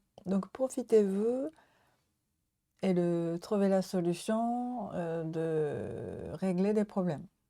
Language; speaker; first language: French; non-native, learner; Japanese